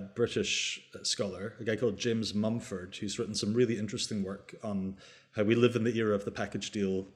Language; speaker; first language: English; native; English